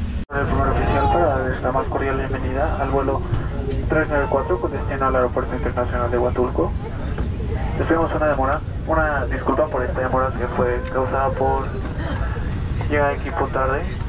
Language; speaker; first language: Spanish; native; Spanish